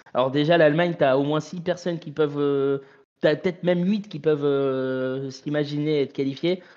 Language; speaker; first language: French; native; French